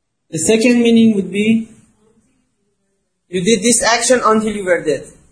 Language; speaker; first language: English; non-native, fluent; Persian